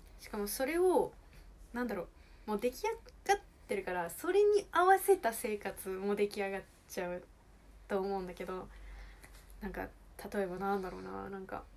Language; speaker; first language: Japanese; early bilingual, heritage; Japanese